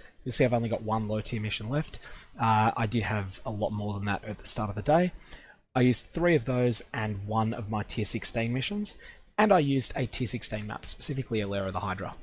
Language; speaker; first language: English; native; English